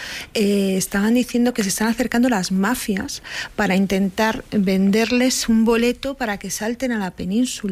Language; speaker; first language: Spanish; native; Spanish